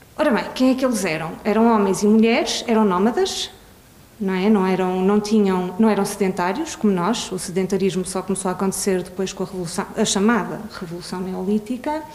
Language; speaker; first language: Portuguese; early bilingual, other home language; Swedish